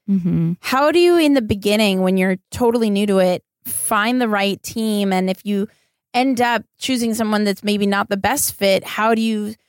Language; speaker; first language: English; native; English